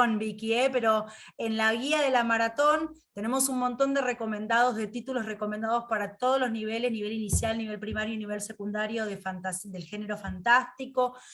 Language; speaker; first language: Spanish; native; Spanish